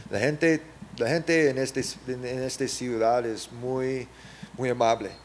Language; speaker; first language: Spanish; non-native, learner; English